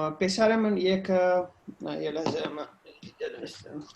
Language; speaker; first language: Persian; non-native, learner; Urdu